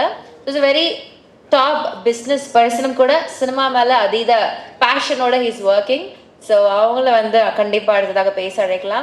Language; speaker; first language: Tamil; native; Tamil